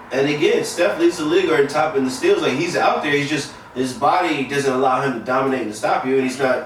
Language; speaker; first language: English; native; English